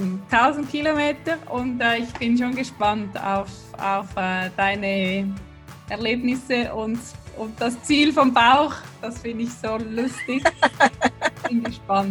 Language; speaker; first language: German; native; German